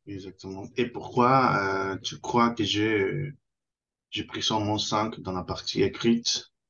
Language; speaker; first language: French; non-native, fluent; Spanish